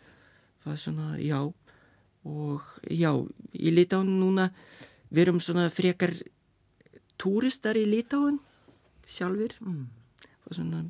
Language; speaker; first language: Icelandic; non-native, learner; Lithuanian